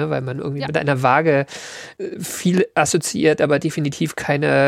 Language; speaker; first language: German; native; German